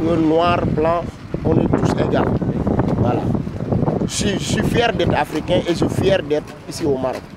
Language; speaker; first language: French; non-native, local second language; Wolof